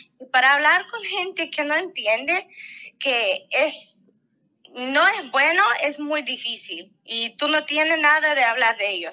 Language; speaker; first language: Spanish; non-native, fluent; Russian